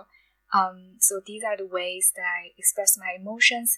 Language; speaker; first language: English; non-native, fluent; Chinese